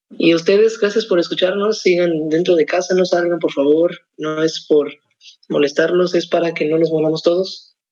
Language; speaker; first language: Spanish; native; Spanish